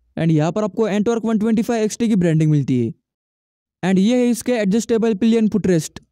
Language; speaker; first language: Hindi; native; Hindi